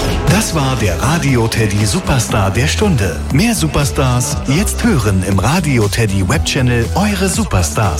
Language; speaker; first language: German; native; German